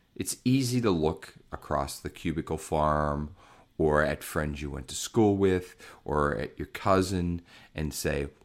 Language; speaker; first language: English; native; English